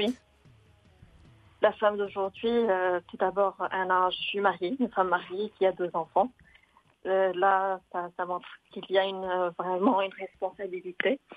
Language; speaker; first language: French; non-native, local second language; Arabic